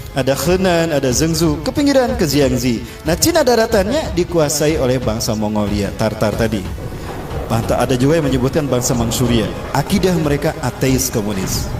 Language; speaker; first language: Indonesian; native; Indonesian